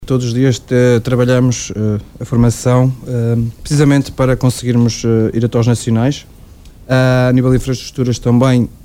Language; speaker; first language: Portuguese; native; Portuguese